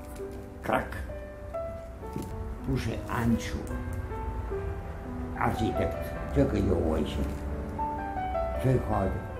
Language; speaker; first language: Chinese; non-native, fluent; Spanish